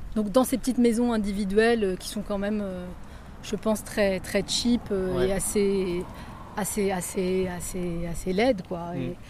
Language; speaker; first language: French; native; French